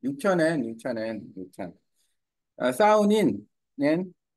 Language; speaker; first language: Vietnamese; non-native, learner; Korean